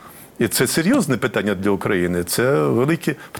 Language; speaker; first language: Ukrainian; native; Ukrainian